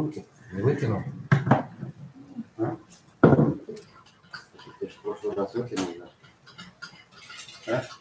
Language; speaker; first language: Russian; native; Russian